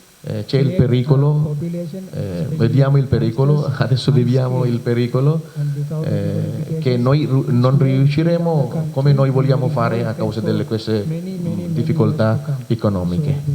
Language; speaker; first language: Italian; non-native, fluent; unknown